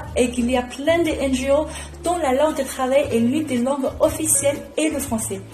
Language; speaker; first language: French; non-native, fluent; Chinese